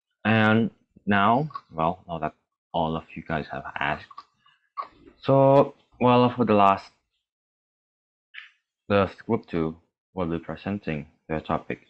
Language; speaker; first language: English; non-native, fluent; Indonesian